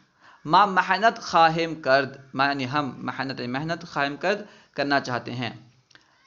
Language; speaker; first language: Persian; non-native, fluent; Urdu